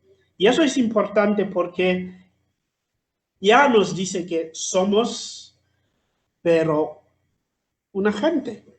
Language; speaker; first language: Spanish; non-native, fluent; Southern Sotho